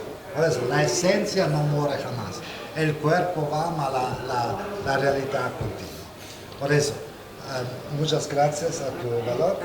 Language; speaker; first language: Spanish; non-native, fluent; Italian